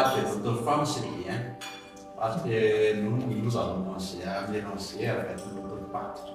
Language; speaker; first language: French; non-native, local second language; Malagasy